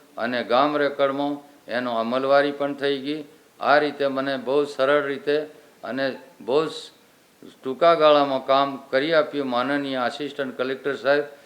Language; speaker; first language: Gujarati; non-native, local second language; Rathawi